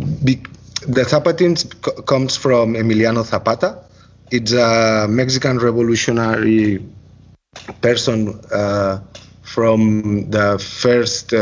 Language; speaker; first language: English; non-native, learner; Catalan